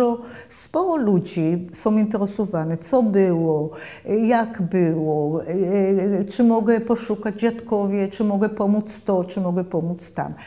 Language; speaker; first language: Polish; early bilingual, heritage; Polish